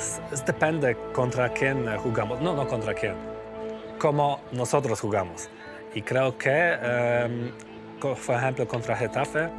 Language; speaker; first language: Spanish; non-native, learner; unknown